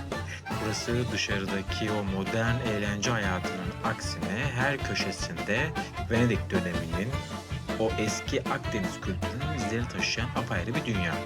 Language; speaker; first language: Turkish; native; Turkish